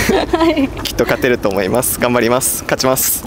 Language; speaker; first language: Japanese; native; Japanese